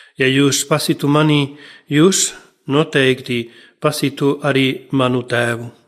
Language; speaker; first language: Latvian; non-native, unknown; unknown